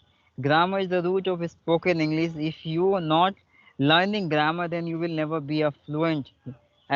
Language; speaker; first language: English; non-native, local second language; Hindi